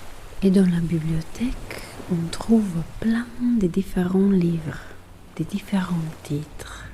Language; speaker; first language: French; non-native, fluent; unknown